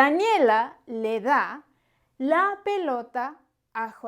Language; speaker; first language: Spanish; native; Spanish